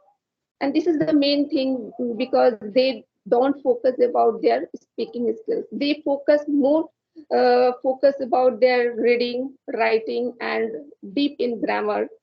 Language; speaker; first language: English; non-native, learner; Hindi